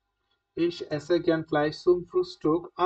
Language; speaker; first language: German; non-native, fluent; Bangla